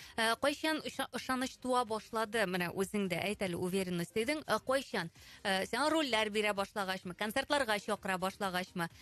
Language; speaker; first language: Tatar; native; Tatar